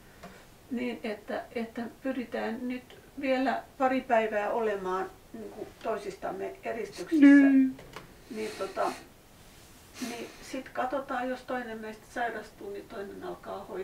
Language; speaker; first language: Finnish; native; Finnish